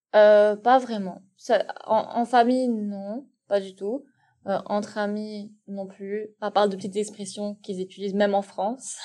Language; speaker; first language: French; non-native, local second language; Arabic